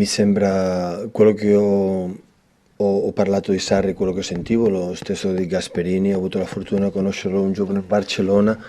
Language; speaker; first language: Italian; non-native, fluent; Catalan